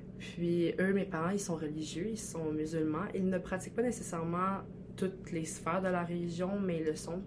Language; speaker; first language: French; early bilingual, other home language; Albanian